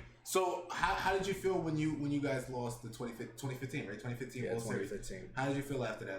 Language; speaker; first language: English; native; English